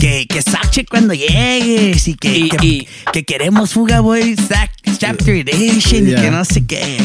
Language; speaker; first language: Spanish; early bilingual, other home language; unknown